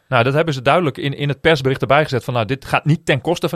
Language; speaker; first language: Dutch; native; Dutch